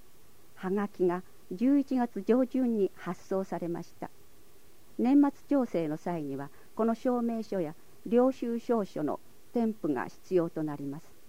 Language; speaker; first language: Japanese; native; Japanese